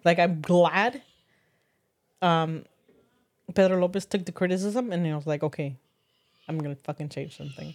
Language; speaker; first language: English; early bilingual, other home language; Spanish